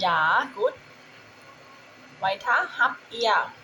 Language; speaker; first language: German; non-native, fluent; Thai